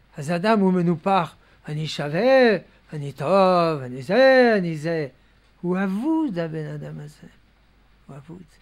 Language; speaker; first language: Hebrew; non-native, fluent; French